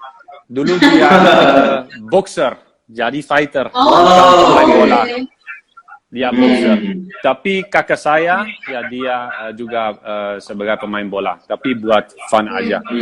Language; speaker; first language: Indonesian; non-native, fluent; Dutch